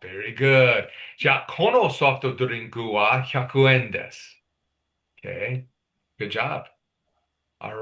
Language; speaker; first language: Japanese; non-native, fluent; English